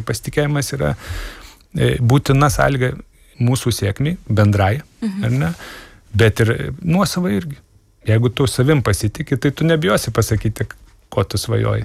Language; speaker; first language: Lithuanian; native; Lithuanian